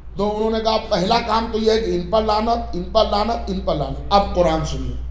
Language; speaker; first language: Urdu; native; Urdu